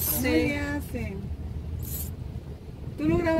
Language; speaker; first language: Spanish; native; Spanish